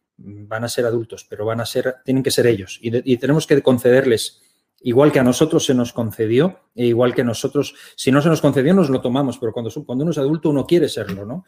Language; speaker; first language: Spanish; native; Spanish